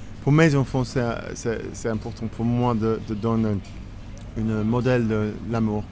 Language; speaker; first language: French; non-native, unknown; English